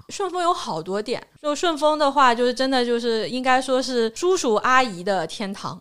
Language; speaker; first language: Chinese; native; Chinese